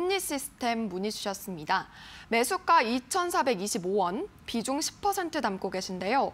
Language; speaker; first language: Korean; native; Korean